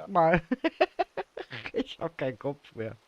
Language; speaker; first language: German; native; German